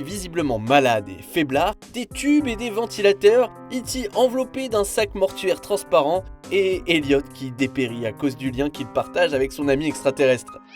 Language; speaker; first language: French; native; French